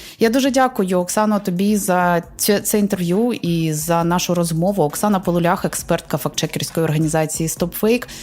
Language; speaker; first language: Ukrainian; native; Ukrainian